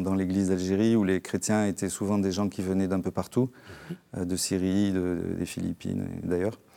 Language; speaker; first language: French; native; French